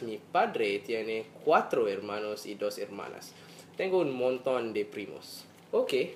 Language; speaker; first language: Spanish; non-native, learner; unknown